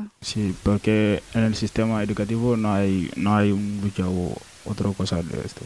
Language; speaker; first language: Spanish; non-native, learner; Wolof